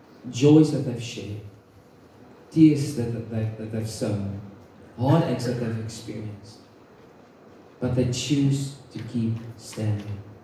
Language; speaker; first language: English; non-native, local second language; Afrikaans